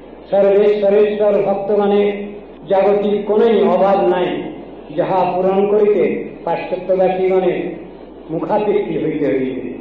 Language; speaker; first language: Bangla; native; Bangla